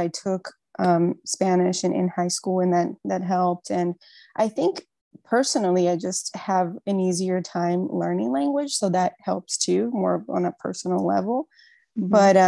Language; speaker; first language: English; non-native, fluent; Portuguese